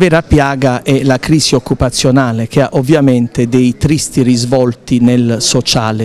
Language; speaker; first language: Italian; native; Italian